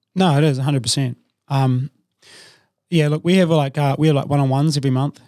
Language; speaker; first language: English; native; English